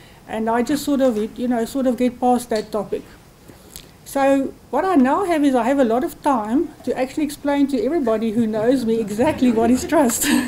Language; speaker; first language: English; non-native, local second language; Afrikaans